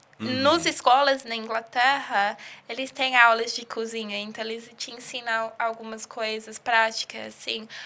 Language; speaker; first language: Portuguese; early bilingual, heritage; English